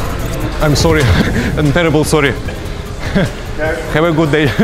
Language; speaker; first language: English; non-native, learner; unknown